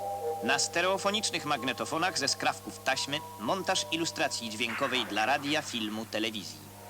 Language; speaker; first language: Polish; native; Polish